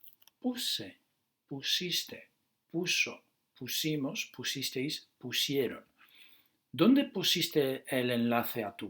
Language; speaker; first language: Spanish; non-native, fluent; Dutch